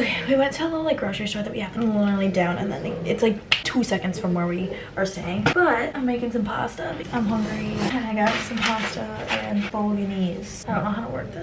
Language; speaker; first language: English; native; English